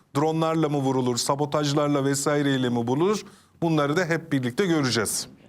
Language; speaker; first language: Turkish; native; Turkish